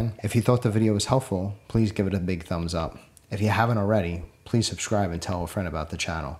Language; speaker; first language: English; native; English